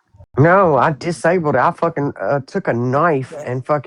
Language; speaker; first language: English; native; English